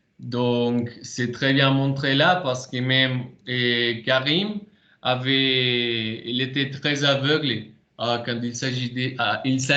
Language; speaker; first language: French; non-native, fluent; Spanish